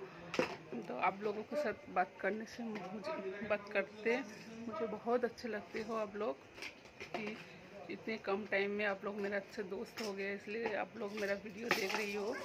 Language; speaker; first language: Hindi; non-native, local second language; Bangla